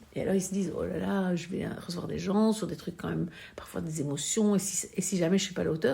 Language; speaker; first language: French; native; French